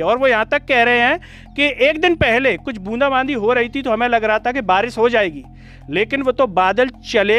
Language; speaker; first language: Hindi; native; Hindi